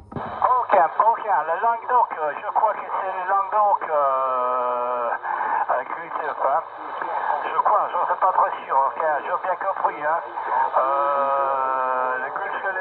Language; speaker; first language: French; non-native, learner; Italian